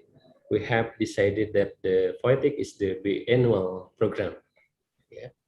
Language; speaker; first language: English; non-native, learner; Indonesian